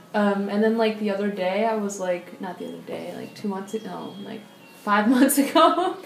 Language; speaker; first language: English; early bilingual, other home language; German